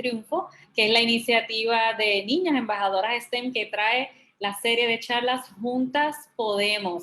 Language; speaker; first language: Spanish; native; Spanish